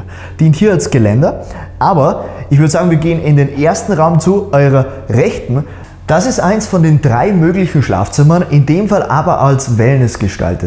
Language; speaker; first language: German; native; German